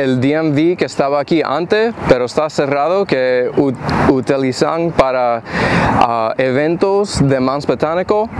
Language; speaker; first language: Spanish; early bilingual, heritage; English